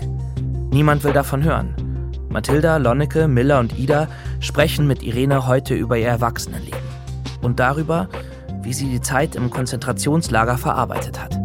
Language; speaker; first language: German; native; German